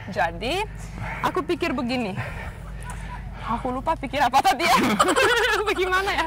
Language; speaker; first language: Indonesian; non-native, fluent; Romanian